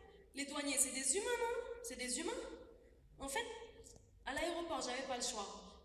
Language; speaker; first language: French; non-native, local second language; Wolof